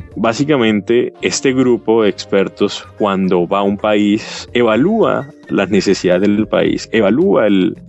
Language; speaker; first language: Spanish; native; Spanish